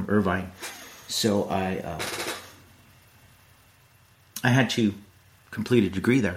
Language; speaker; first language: English; native; English